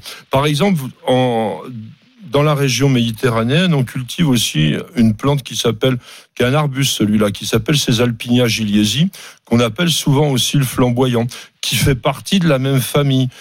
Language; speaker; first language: French; native; French